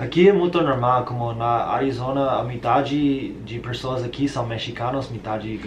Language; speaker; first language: Portuguese; non-native, learner; English